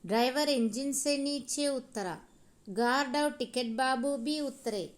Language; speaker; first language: Hindi; non-native, local second language; Malayalam